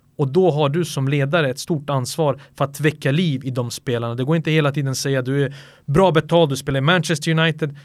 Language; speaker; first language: Swedish; early bilingual, other home language; Bosnian